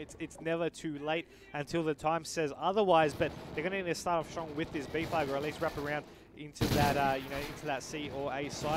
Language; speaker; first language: English; native; English